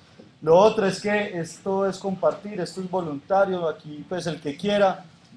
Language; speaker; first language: Spanish; native; Spanish